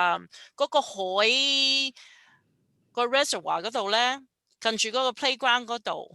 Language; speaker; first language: Cantonese; early bilingual, heritage; Cantonese